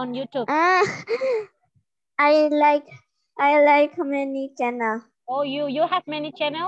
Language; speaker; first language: English; non-native, learner; Indonesian